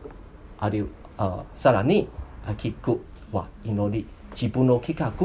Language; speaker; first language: Japanese; non-native, learner; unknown